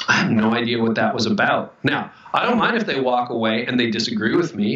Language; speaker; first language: English; native; English